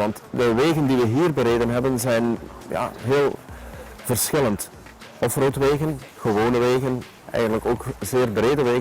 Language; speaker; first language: Dutch; native; Dutch